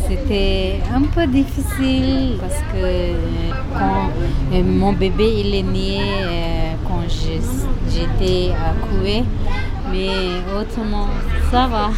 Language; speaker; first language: French; non-native, learner; Tibetan